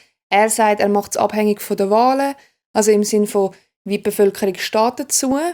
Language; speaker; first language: German; native; German